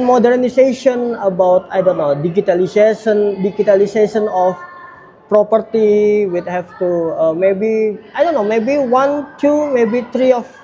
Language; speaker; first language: English; non-native, learner; Indonesian